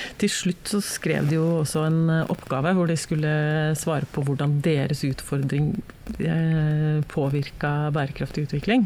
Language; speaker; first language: Norwegian; native; Norwegian